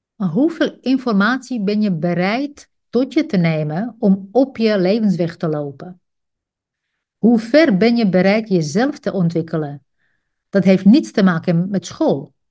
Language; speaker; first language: Dutch; non-native, fluent; Czech